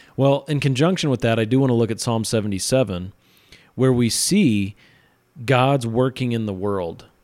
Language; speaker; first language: English; native; English